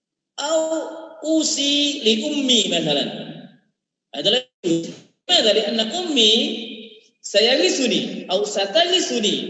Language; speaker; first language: Arabic; non-native, fluent; Indonesian